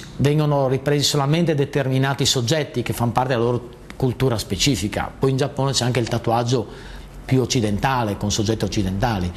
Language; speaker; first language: Italian; native; Italian